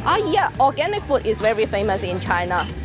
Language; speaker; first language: English; non-native, learner; Chinese